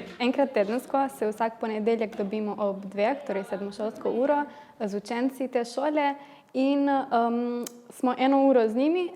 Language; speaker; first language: Slovenian; native; Slovenian